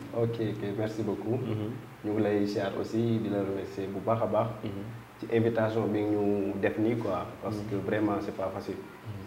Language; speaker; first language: Wolof; non-native, local second language; Serer